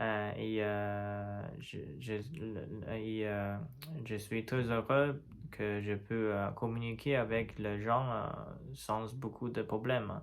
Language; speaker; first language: French; non-native, learner; Chinese